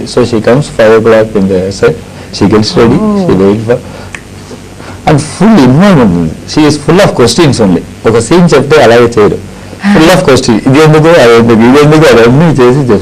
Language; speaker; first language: Telugu; non-native, learner; Tamil